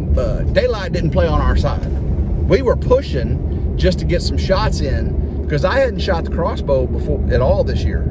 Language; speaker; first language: English; native; English